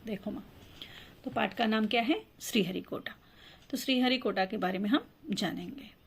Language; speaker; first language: Hindi; non-native, local second language; Telugu